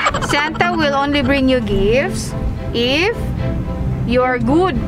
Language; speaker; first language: English; non-native, local second language; Filipino